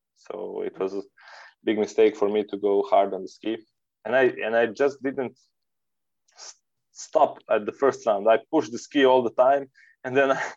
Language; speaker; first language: English; non-native, fluent; Serbian